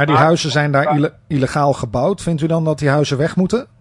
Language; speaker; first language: Dutch; native; Dutch